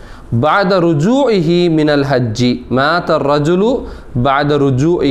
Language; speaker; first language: Arabic; non-native, fluent; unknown